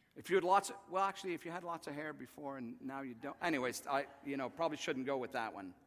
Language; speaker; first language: English; native; English